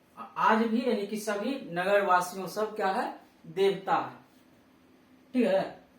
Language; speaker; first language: Hindi; native; Hindi